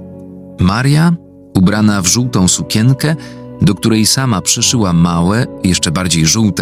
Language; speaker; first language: Polish; native; Polish